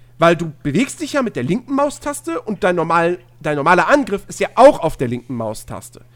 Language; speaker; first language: German; native; German